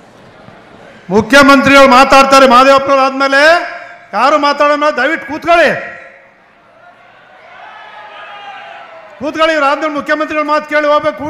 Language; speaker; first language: Kannada; native; Kannada